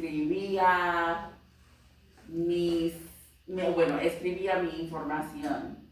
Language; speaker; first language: Spanish; non-native, fluent; English